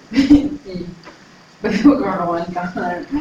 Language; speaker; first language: Spanish; non-native, learner; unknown